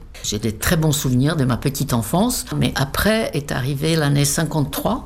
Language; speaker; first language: French; non-native, fluent; Czech